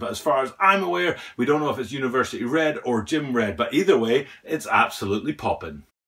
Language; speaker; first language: English; native; English